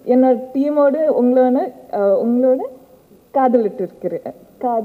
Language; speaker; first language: Tamil; non-native, learner; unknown